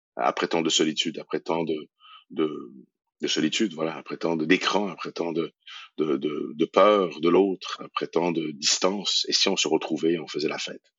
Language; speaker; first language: French; early bilingual, other home language; Persian